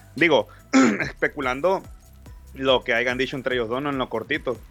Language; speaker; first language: Spanish; native; Spanish